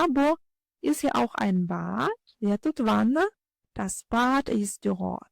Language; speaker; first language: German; non-native, fluent; Ukrainian